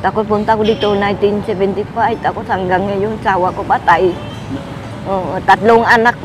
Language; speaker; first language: Filipino; non-native, learner; Vietnamese